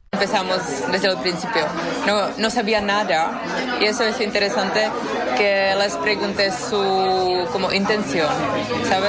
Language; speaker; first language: Spanish; non-native, fluent; Czech